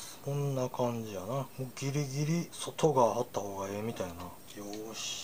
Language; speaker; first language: Japanese; native; Japanese